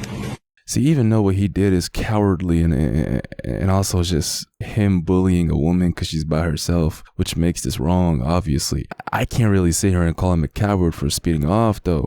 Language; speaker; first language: English; native; English